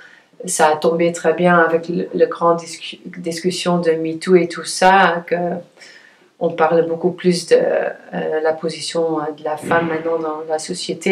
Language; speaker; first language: French; non-native, fluent; Dutch